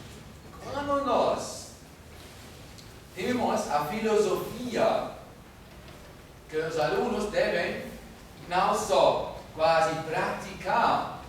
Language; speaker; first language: Portuguese; non-native, fluent; German